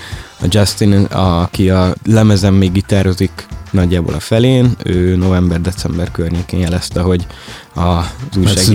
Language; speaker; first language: Hungarian; native; Hungarian